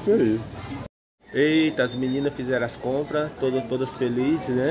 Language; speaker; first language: Portuguese; native; Portuguese